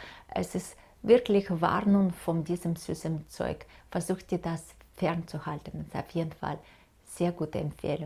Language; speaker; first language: German; non-native, fluent; Russian